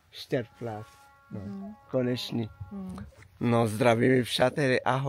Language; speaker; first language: Czech; non-native, learner; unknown